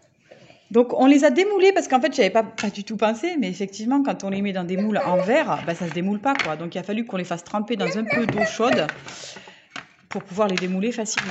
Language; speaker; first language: French; native; French